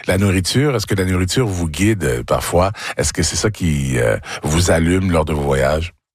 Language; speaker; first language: French; native; French